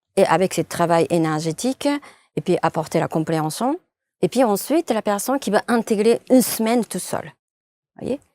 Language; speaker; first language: French; non-native, fluent; Japanese